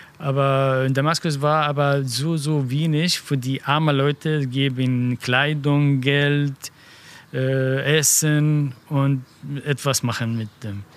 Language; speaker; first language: German; non-native, learner; Arabic